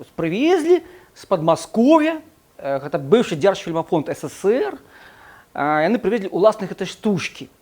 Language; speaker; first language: Belarusian; non-native, local second language; Russian